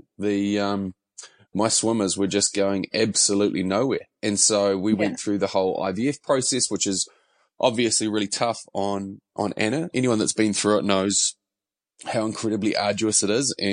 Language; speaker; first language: English; native; English